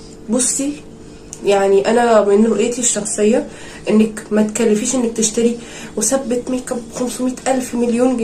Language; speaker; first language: Arabic; native; Arabic